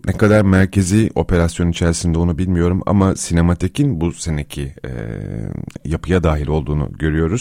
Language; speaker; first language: Turkish; native; Turkish